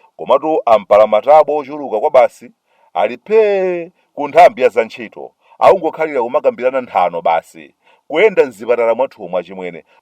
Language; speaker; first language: Nyanja; native; Nyanja